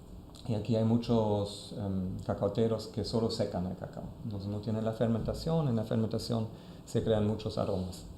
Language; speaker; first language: Spanish; non-native, fluent; German